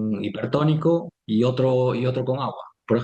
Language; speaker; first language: Spanish; native; Spanish